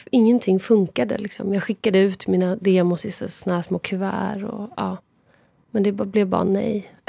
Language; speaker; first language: Swedish; native; Swedish